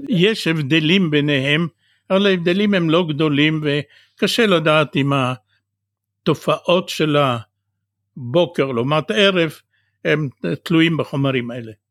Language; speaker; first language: Hebrew; non-native, fluent; Bulgarian